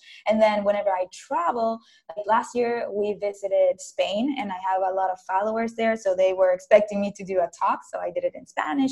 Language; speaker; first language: English; non-native, fluent; Spanish